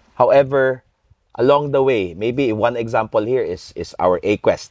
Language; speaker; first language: English; non-native, local second language; Filipino